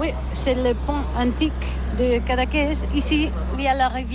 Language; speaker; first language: French; non-native, learner; Catalan